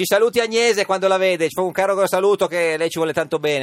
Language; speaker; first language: Italian; native; Italian